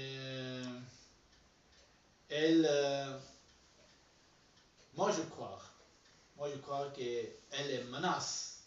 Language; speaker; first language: French; non-native, learner; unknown